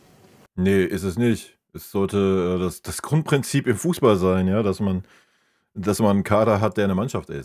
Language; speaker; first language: German; native; German